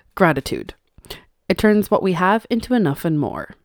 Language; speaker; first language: English; native; English